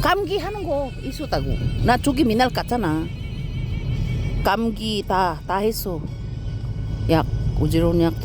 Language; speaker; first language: Korean; non-native, learner; Filipino